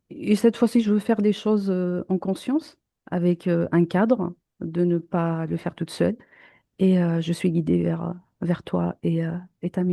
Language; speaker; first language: French; native; French